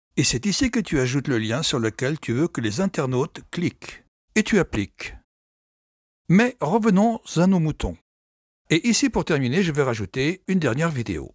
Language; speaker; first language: French; native; French